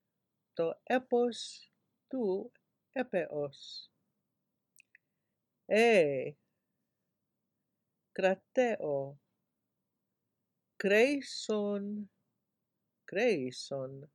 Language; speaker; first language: Greek; non-native, fluent; English